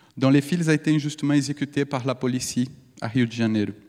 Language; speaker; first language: French; non-native, fluent; Portuguese